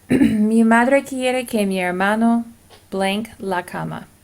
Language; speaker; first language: Spanish; non-native, fluent; English